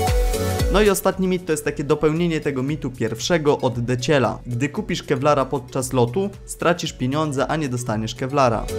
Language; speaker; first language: Polish; native; Polish